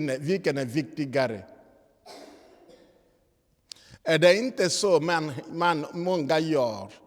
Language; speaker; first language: Swedish; non-native, fluent; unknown